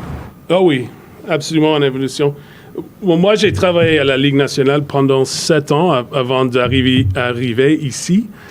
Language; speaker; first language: French; non-native, fluent; English